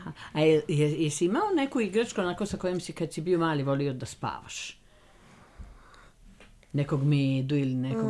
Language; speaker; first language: Serbian; native; Serbian